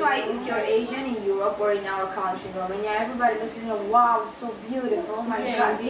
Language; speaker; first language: English; non-native, fluent; Romanian